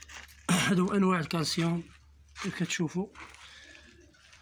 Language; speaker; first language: Arabic; native; Arabic